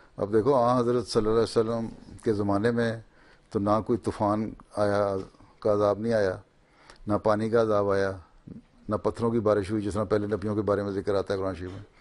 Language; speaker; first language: Urdu; native; Urdu